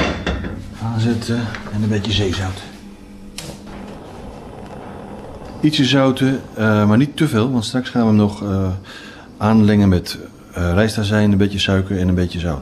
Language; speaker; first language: Dutch; native; Dutch